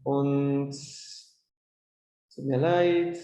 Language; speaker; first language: German; non-native, learner; Spanish